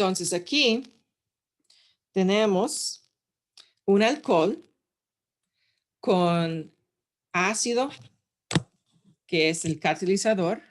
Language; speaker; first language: Spanish; non-native, fluent; English